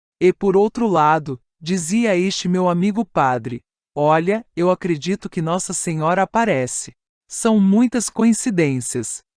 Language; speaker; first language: Portuguese; non-native, fluent; Italian